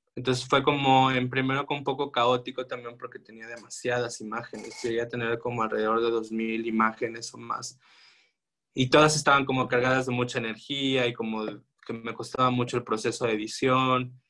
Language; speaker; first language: Spanish; native; Spanish